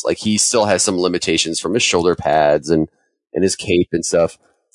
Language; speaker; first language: English; native; English